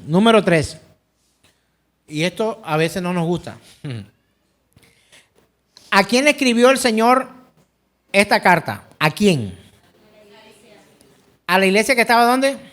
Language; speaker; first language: Spanish; native; Spanish